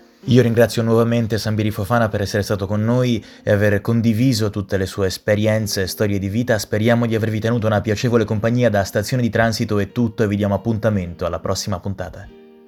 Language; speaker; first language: Italian; native; Italian